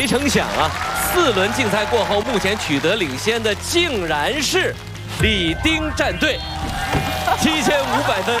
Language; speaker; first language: Chinese; native; Chinese